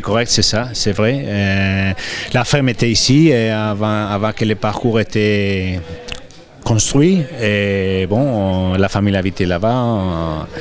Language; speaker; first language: French; non-native, fluent; Spanish